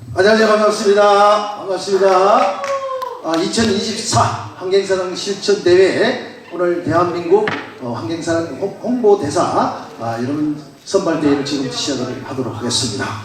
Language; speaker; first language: Korean; native; Korean